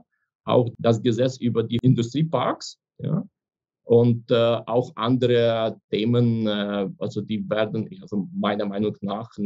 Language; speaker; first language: German; non-native, fluent; Ukrainian